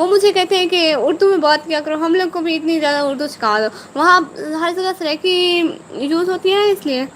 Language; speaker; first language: Urdu; native; Urdu